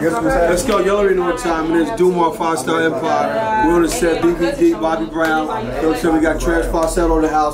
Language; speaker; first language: English; native; English